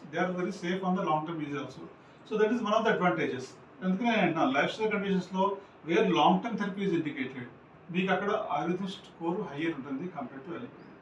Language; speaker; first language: English; non-native, local second language; Telugu